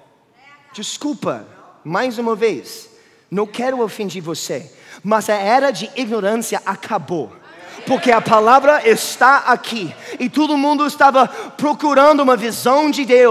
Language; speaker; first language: Portuguese; non-native, fluent; English